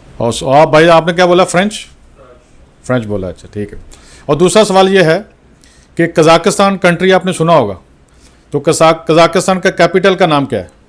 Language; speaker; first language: Urdu; native; Urdu